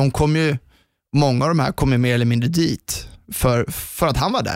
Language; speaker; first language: Swedish; native; Swedish